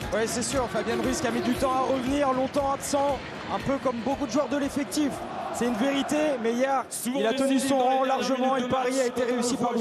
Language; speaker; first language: French; native; French